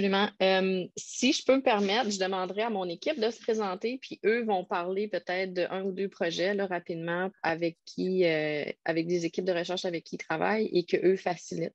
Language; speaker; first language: French; native; French